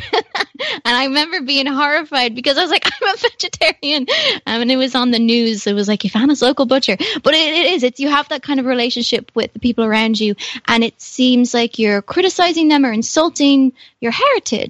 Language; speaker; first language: English; native; English